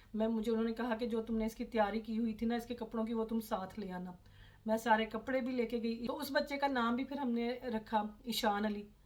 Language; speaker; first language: Urdu; non-native, local second language; Punjabi